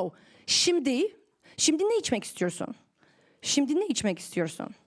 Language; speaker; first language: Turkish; non-native, fluent; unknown